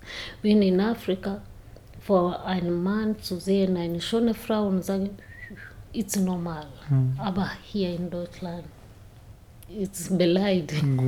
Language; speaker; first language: German; non-native, learner; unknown